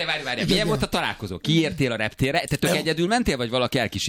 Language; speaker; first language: Hungarian; native; Hungarian